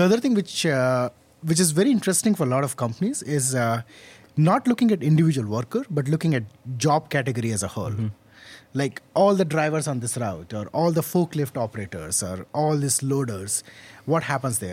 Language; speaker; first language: English; non-native, local second language; Hindi